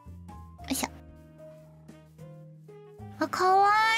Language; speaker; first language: Japanese; native; Japanese